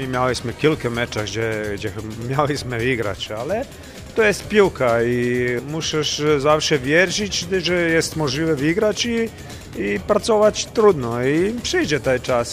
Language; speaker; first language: Polish; non-native, fluent; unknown